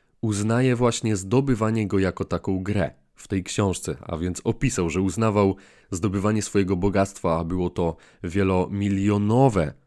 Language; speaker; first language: Polish; native; Polish